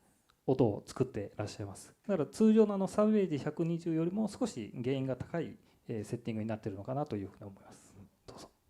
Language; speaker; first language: Japanese; native; Japanese